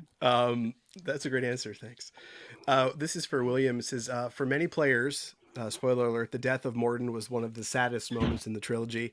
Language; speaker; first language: English; native; English